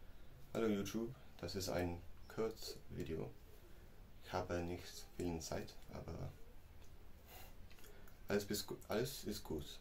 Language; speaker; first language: German; non-native, learner; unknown